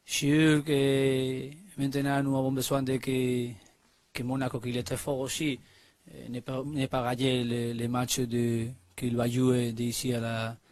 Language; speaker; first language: French; non-native, learner; Spanish